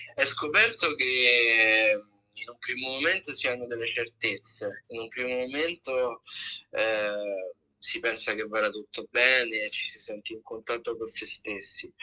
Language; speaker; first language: Italian; native; Italian